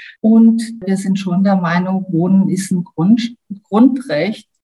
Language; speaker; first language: German; native; German